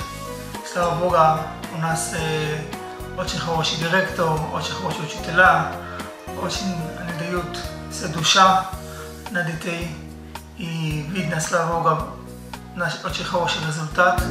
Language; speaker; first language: Russian; non-native, learner; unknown